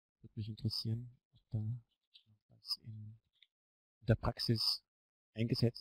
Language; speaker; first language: German; native; German